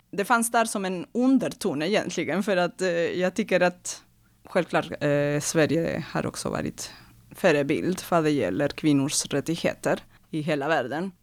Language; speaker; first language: Swedish; non-native, fluent; Spanish